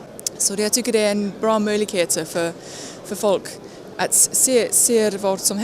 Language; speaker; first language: Swedish; non-native, fluent; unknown